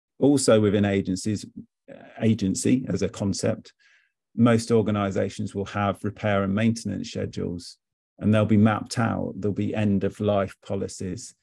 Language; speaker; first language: English; native; English